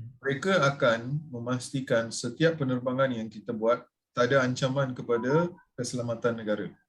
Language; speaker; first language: Malay; non-native, local second language; Tamil